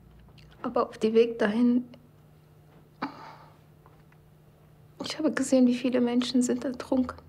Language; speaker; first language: German; non-native, learner; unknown